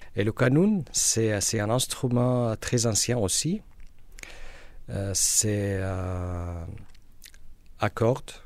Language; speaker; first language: French; non-native, learner; Arabic